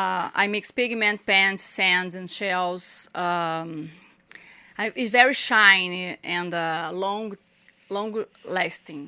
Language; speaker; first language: English; non-native, learner; Portuguese